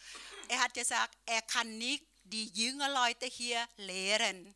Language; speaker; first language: German; non-native, learner; Thai